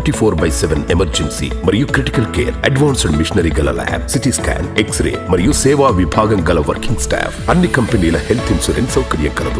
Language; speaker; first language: Telugu; native; Telugu